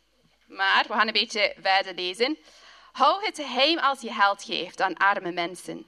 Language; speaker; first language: Dutch; non-native, fluent; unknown